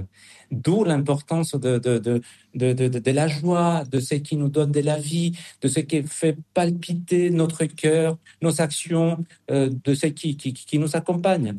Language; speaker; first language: French; non-native, fluent; Spanish